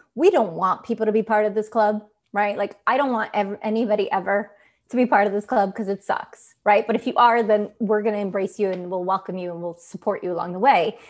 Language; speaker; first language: English; non-native, fluent; Italian